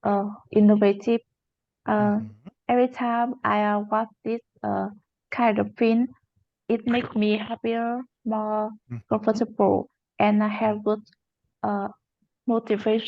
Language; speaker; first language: English; non-native, learner; Vietnamese